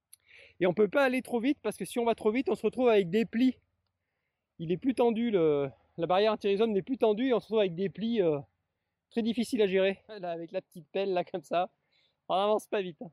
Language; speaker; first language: French; native; French